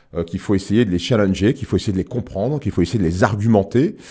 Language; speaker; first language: French; native; French